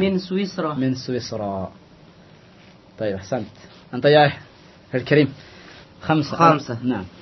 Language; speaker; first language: Arabic; non-native, fluent; Indonesian